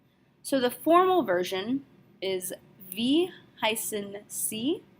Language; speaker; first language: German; non-native, fluent; English